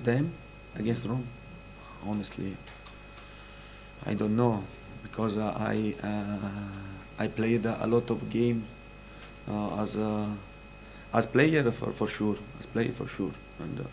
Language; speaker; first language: English; non-native, fluent; Italian